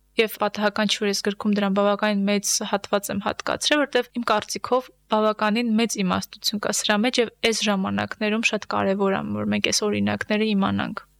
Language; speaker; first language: Armenian; native; Armenian